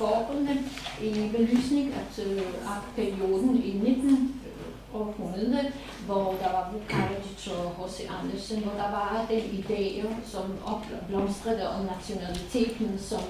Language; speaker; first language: Danish; non-native, fluent; Serbian